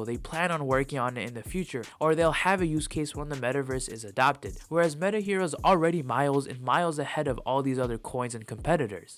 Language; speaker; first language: English; native; English